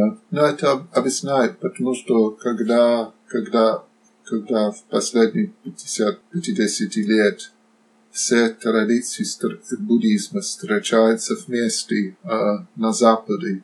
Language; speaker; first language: Russian; non-native, fluent; Slovak